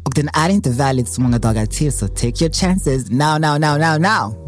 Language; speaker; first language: Swedish; native; Swedish